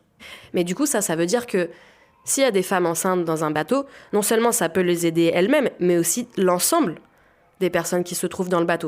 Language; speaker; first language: French; native; French